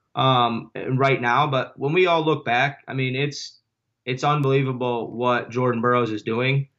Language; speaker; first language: English; native; English